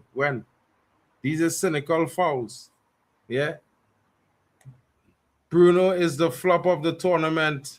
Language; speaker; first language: English; native; English